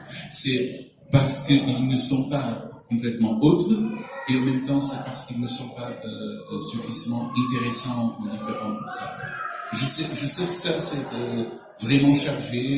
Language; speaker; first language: French; non-native, fluent; Portuguese